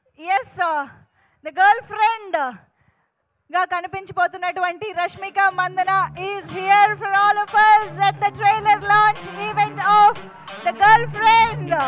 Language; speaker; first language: Telugu; native; Telugu